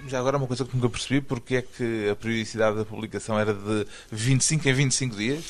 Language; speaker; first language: Portuguese; native; Portuguese